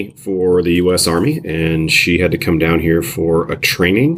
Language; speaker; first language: English; native; English